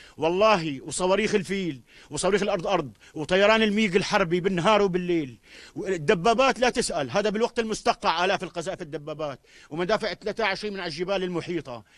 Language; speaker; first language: Arabic; native; Arabic